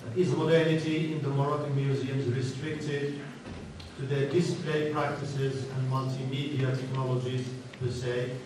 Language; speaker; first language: English; non-native, fluent; Arabic